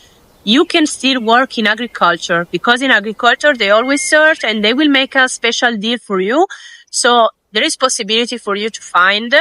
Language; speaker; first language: English; non-native, fluent; Italian